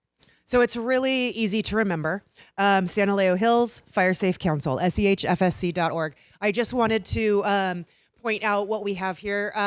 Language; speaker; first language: English; native; English